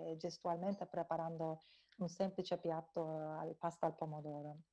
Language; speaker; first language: Italian; non-native, fluent; Turkish